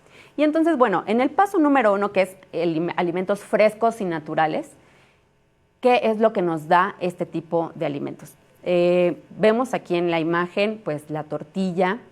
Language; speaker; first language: Spanish; native; Spanish